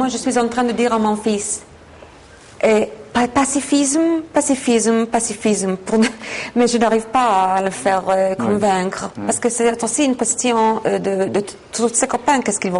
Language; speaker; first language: French; non-native, fluent; Hebrew